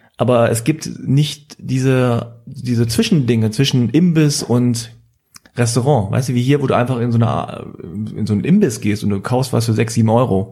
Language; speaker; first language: German; native; German